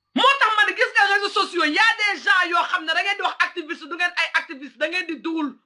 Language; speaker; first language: Wolof; early bilingual, heritage; Wolof